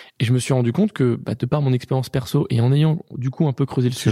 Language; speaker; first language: French; native; French